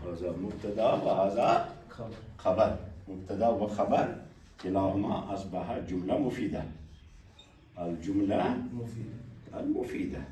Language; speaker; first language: Arabic; non-native, fluent; Urdu